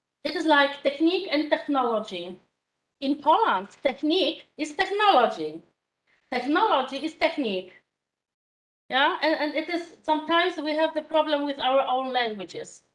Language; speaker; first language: English; non-native, fluent; Polish